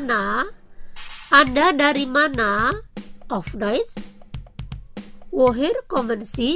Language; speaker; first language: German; non-native, fluent; Indonesian